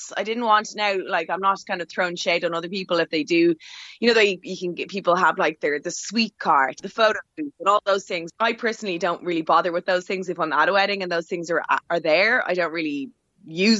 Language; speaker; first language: English; native; English